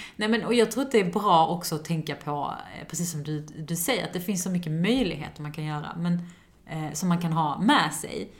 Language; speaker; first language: Swedish; early bilingual, other home language; Persian